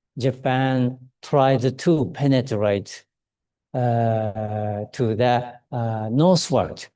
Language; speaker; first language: English; non-native, learner; Japanese